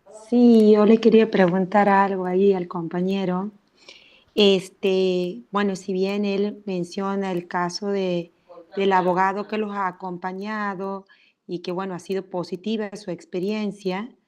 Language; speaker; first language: Spanish; native; Spanish